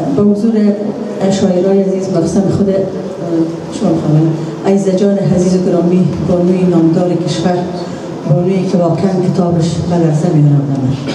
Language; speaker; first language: Persian; native; Persian